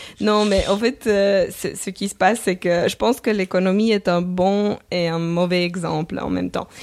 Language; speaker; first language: French; non-native, fluent; Romanian